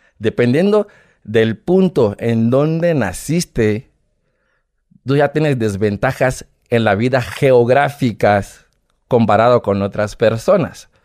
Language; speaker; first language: Spanish; non-native, fluent; Portuguese